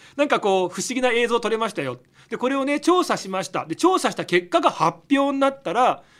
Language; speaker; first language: Japanese; native; Japanese